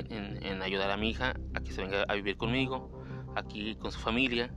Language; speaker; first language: Spanish; native; Spanish